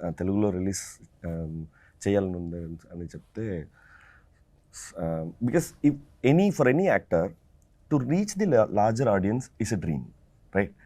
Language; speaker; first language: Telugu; non-native, fluent; Tamil